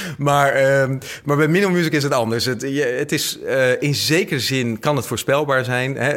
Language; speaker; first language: Dutch; native; Dutch